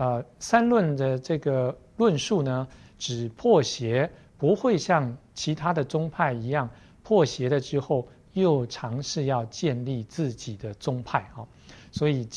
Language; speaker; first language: Chinese; native; Chinese